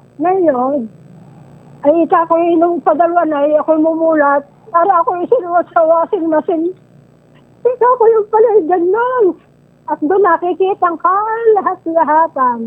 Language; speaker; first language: Filipino; native; Filipino